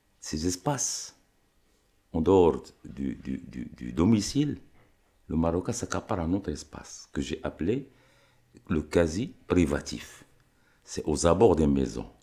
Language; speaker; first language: French; non-native, local second language; Arabic